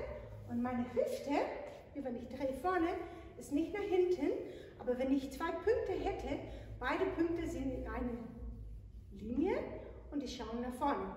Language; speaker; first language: German; non-native, fluent; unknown